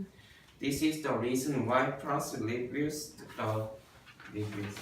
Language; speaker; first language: English; non-native, learner; Korean